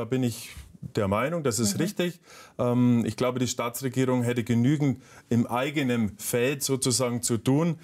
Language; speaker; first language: German; native; German